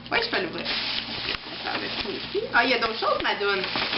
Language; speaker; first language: French; native; French